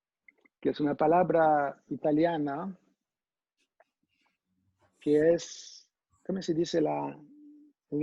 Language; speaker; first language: Spanish; non-native, fluent; French